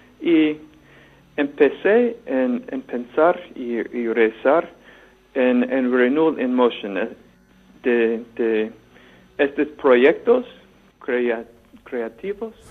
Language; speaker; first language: Spanish; non-native, fluent; English